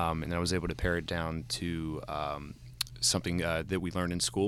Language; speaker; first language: English; native; English